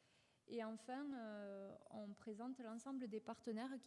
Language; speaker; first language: French; native; French